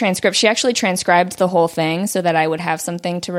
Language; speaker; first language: English; early bilingual, other home language; Vietnamese